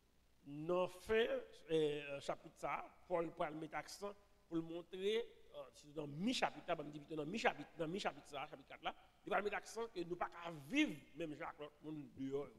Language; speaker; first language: French; non-native, local second language; Haitian Creole